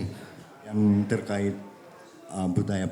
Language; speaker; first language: Indonesian; early bilingual, heritage; Japanese